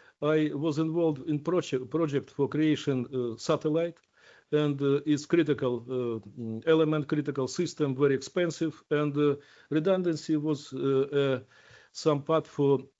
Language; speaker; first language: English; non-native, learner; Ukrainian